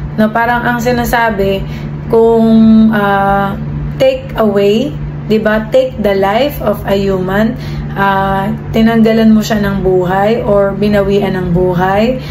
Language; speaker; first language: Filipino; native; Filipino